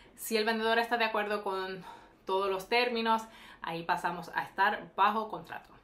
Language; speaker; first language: Spanish; early bilingual, heritage; Spanish